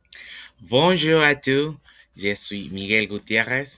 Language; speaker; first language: French; non-native, learner; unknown